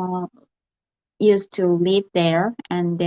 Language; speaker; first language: English; non-native, learner; Korean